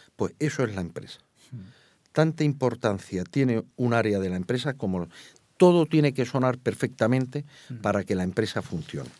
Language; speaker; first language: Spanish; native; Spanish